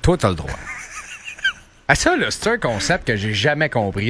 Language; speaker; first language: French; native; French